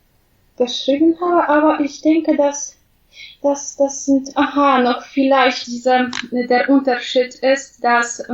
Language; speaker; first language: German; non-native, fluent; Polish